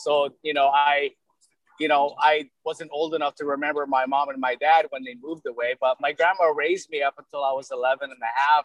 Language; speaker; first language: English; early bilingual, other home language; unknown